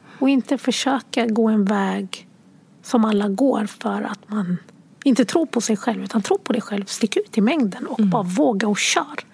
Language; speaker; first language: Swedish; early bilingual, other home language; Arabic